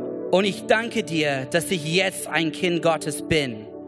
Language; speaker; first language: German; non-native, fluent; English